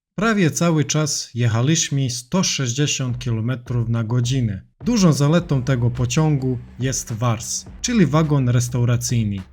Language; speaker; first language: Polish; non-native, fluent; Serbian